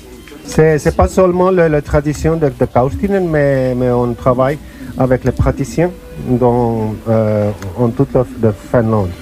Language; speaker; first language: French; non-native, learner; Finnish